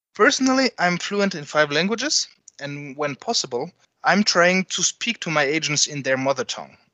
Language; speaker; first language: English; non-native, fluent; French